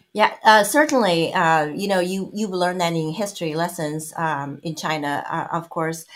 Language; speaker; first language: English; non-native, fluent; Chinese